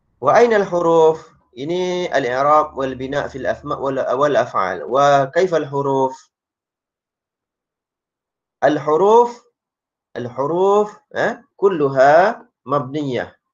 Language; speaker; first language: Arabic; non-native, fluent; Malay